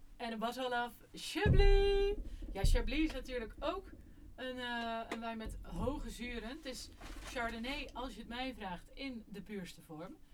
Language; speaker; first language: Dutch; native; Dutch